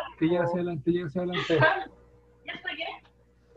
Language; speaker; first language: Spanish; native; Spanish